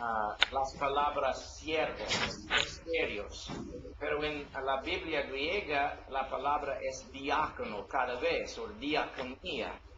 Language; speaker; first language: Spanish; non-native, learner; English